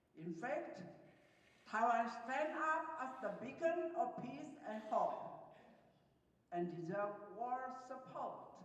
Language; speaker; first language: English; non-native, fluent; Chinese